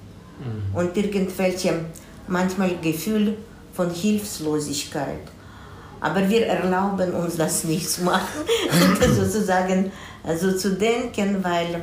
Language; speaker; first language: German; non-native, fluent; Russian